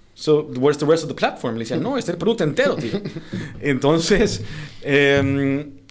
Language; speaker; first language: Spanish; native; Spanish